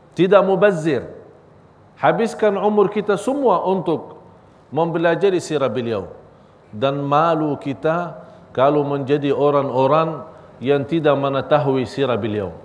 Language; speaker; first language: Malay; non-native, fluent; Arabic